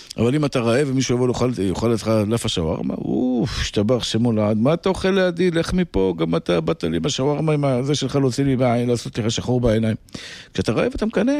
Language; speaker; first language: Hebrew; native; Hebrew